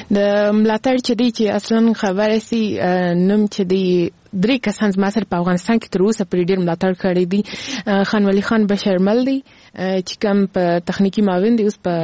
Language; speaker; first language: Pashto; early bilingual, heritage; Pashto